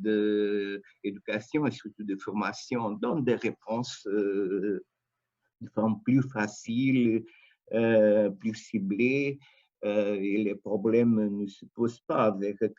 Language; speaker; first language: French; non-native, fluent; Portuguese